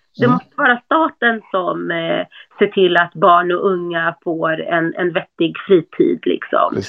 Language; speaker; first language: Swedish; native; Swedish